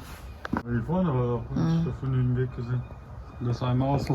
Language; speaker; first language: German; non-native, local second language; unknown